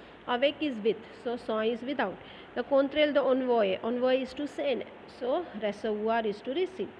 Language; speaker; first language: English; non-native, local second language; Marathi